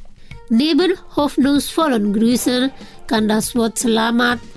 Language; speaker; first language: German; non-native, fluent; Indonesian